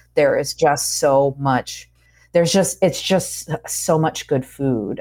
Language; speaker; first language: English; native; English